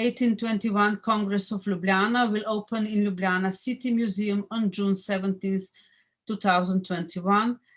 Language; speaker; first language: English; non-native, fluent; Slovenian